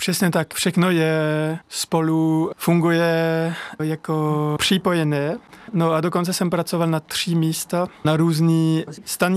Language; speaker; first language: Czech; non-native, learner; French